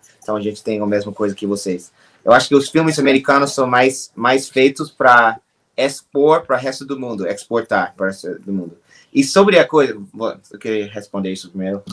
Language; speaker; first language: Portuguese; non-native, fluent; English